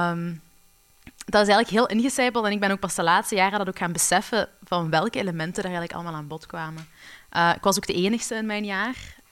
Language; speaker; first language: Dutch; early bilingual, other home language; Arabic